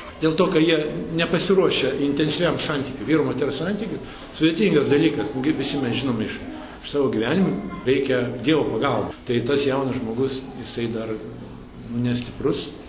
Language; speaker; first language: Lithuanian; early bilingual, heritage; Lithuanian